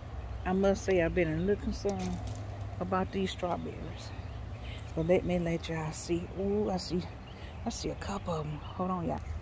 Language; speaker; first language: English; native; English